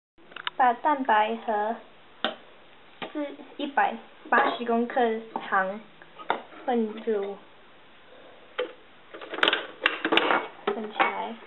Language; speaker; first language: Chinese; early bilingual, heritage; Chinese